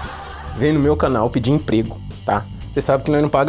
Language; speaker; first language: Portuguese; native; Portuguese